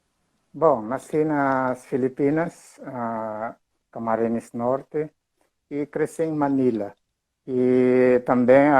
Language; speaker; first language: Portuguese; non-native, fluent; Filipino